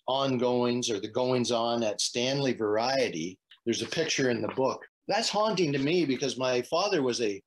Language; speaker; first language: English; native; English